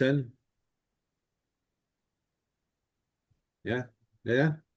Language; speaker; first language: Chinese; non-native, fluent; Indonesian